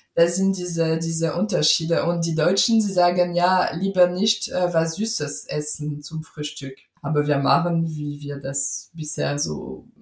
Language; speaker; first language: German; non-native, fluent; French